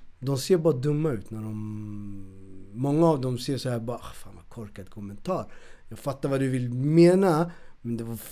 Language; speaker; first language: Swedish; early bilingual, other home language; Spanish